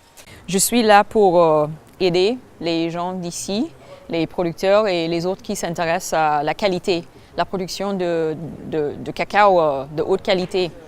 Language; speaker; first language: French; non-native, fluent; English